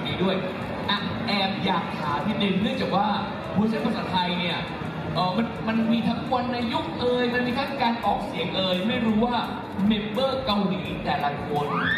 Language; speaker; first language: Thai; native; Thai